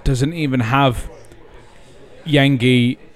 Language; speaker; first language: English; native; English